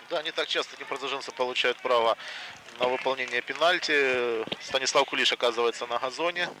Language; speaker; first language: Russian; native; Russian